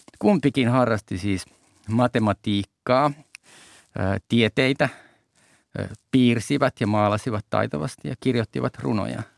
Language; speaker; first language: Finnish; native; Finnish